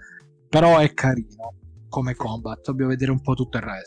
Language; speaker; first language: Italian; native; Italian